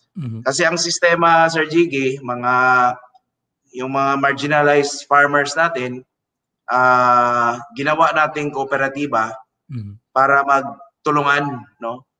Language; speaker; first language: Filipino; non-native, local second language; Cebuano